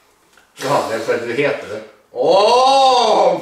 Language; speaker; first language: Swedish; native; Swedish